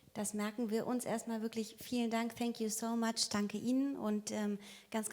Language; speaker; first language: German; native; German